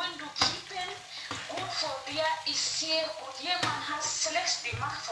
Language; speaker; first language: German; non-native, learner; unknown